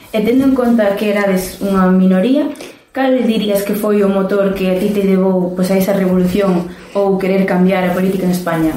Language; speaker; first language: Galician; non-native, local second language; Spanish